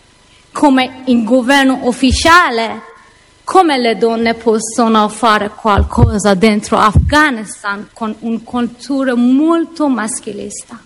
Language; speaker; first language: Italian; non-native, learner; Persian